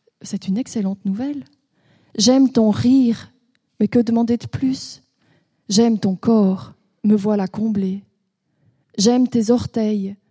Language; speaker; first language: French; native; French